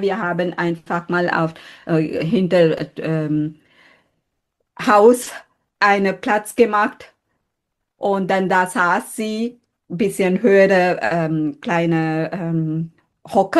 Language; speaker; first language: German; non-native, fluent; Sinhala